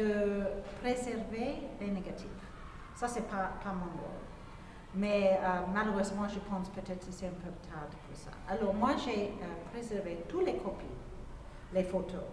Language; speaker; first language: French; non-native, fluent; English